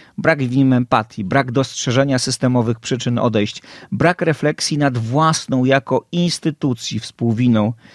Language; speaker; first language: Polish; native; Polish